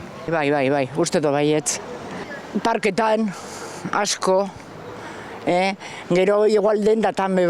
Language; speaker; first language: Basque; non-native, local second language; Spanish